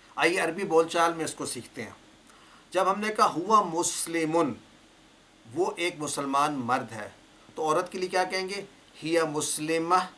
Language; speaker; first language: Urdu; native; Urdu